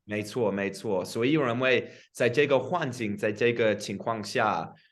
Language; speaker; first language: Chinese; non-native, fluent; English